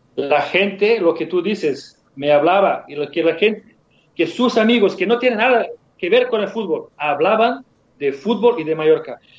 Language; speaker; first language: Spanish; non-native, fluent; Serbian